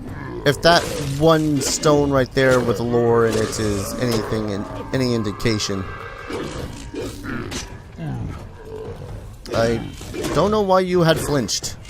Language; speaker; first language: English; native; English